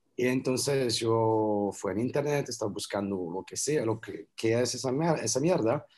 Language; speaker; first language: Spanish; non-native, learner; French